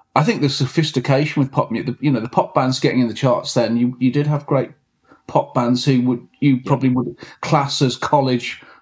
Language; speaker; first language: English; native; English